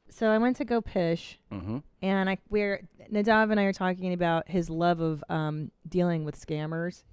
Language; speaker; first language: English; native; English